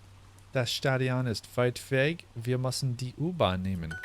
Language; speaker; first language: German; non-native, learner; English